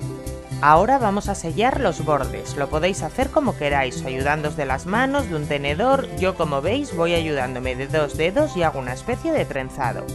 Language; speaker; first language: Spanish; native; Spanish